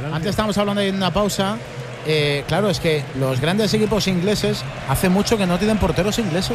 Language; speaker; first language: Spanish; native; Spanish